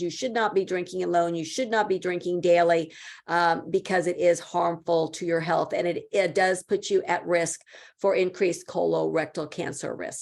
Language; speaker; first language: English; native; English